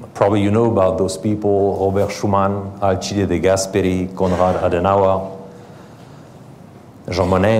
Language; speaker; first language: English; non-native, fluent; French